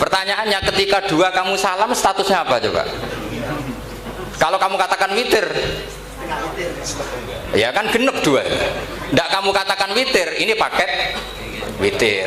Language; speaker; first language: Indonesian; non-native, local second language; Javanese